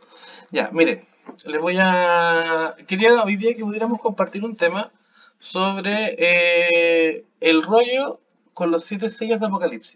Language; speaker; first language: Spanish; native; Spanish